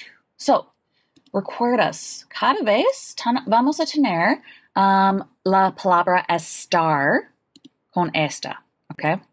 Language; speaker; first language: Spanish; non-native, learner; English